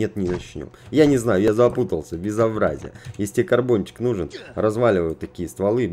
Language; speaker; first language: Russian; native; Russian